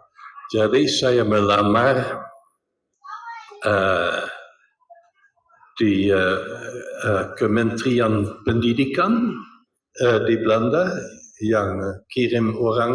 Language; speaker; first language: Indonesian; non-native, fluent; Dutch